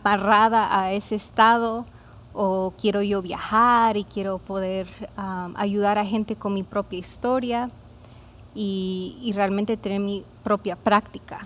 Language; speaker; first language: Spanish; early bilingual, heritage; Spanish